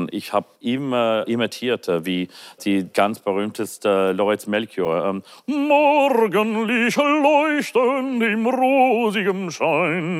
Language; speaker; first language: German; non-native, fluent; English